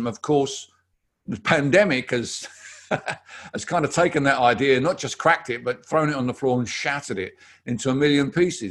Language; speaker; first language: English; native; English